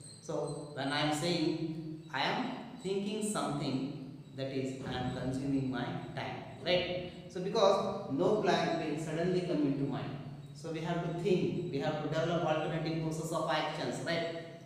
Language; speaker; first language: English; non-native, local second language; Kannada